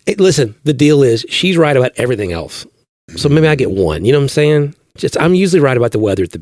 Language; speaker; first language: English; native; English